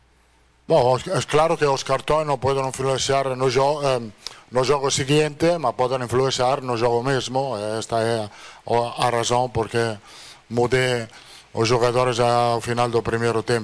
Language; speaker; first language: Portuguese; non-native, fluent; Italian